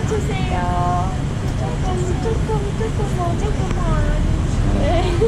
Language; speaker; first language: Korean; non-native, learner; Vietnamese